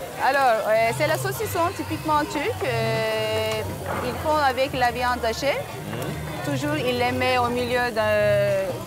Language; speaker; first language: French; non-native, fluent; Turkish